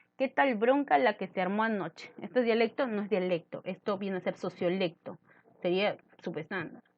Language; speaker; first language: Spanish; native; Spanish